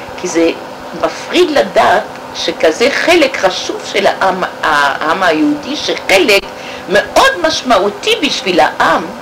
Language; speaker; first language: Hebrew; non-native, fluent; French